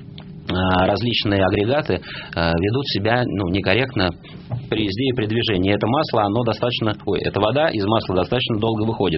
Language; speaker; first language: Russian; native; Russian